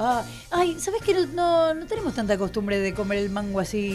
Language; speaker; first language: Spanish; native; Spanish